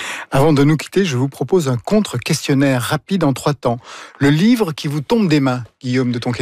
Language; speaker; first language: French; native; French